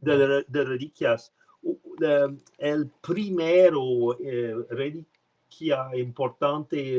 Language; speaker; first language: Spanish; non-native, learner; French